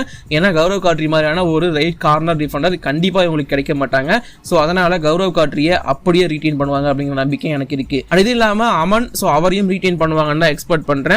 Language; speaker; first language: Tamil; native; Tamil